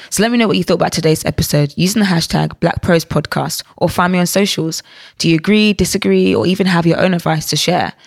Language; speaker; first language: English; native; English